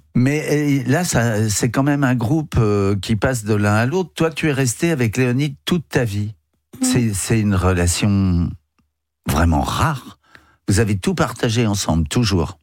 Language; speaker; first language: French; native; French